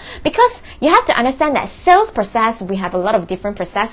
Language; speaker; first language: English; non-native, local second language; Chinese